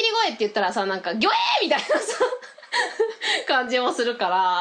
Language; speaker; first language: Japanese; early bilingual, heritage; Japanese